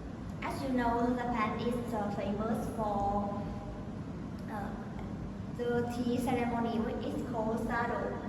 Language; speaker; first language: English; non-native, learner; Vietnamese